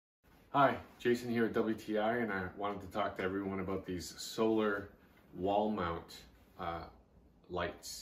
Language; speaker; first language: English; native; English